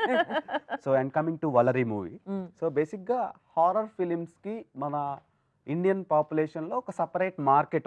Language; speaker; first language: Telugu; native; Telugu